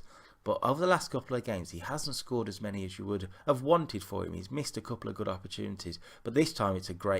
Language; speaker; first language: English; native; English